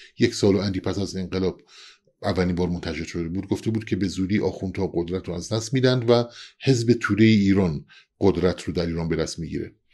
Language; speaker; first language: Persian; non-native, local second language; Central Kurdish